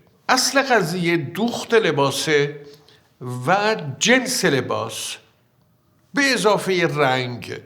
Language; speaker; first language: Persian; native; Persian